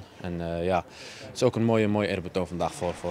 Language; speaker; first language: Dutch; native; Dutch